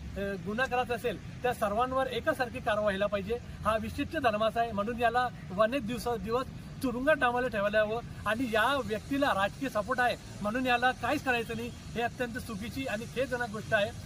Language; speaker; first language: Marathi; non-native, local second language; Urdu